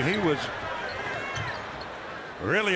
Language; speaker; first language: English; native; English